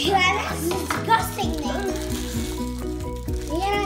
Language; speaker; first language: Russian; early bilingual, heritage; Russian